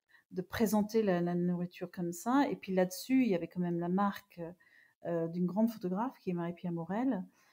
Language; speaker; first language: French; non-native, fluent; English